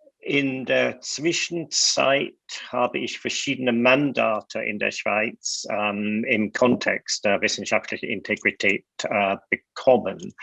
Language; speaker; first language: German; non-native, fluent; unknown